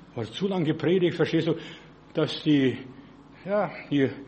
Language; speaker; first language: German; non-native, fluent; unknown